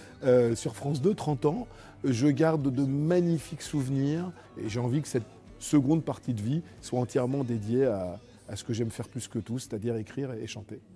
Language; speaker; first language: French; native; French